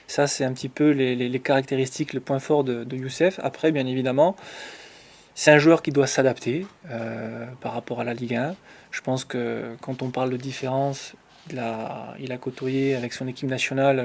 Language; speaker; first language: French; native; French